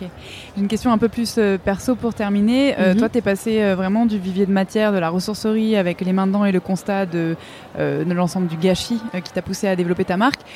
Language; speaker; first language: French; native; French